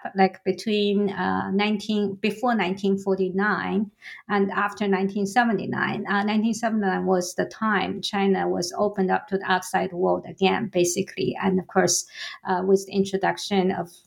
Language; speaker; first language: English; non-native, fluent; Chinese